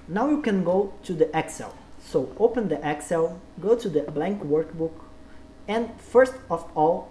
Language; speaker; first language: English; non-native, learner; Portuguese